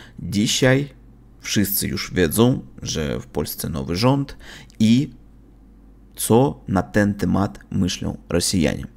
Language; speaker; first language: Polish; non-native, learner; Russian